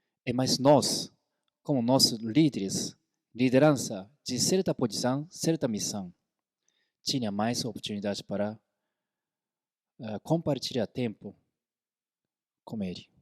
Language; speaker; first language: Portuguese; non-native, fluent; Korean